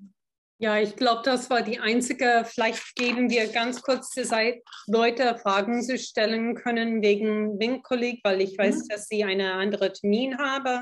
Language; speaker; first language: German; non-native, fluent; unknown